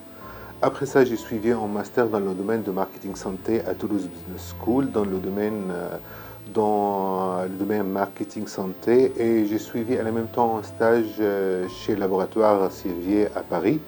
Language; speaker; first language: French; non-native, learner; Arabic